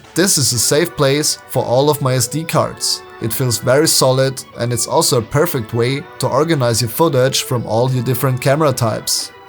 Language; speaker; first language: English; non-native, fluent; German